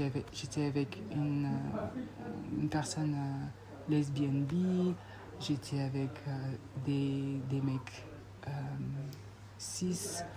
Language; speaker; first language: French; non-native, fluent; English